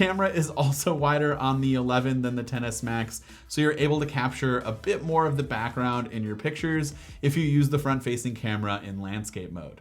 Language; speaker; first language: English; native; English